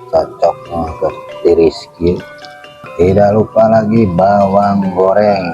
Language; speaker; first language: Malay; non-native, local second language; Sundanese